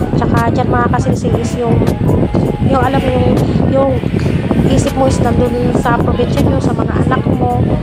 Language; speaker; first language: Filipino; non-native, local second language; Cebuano